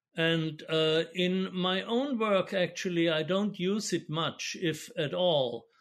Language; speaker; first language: English; non-native, fluent; German